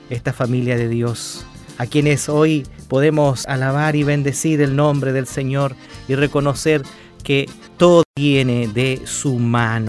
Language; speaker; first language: Spanish; native; Spanish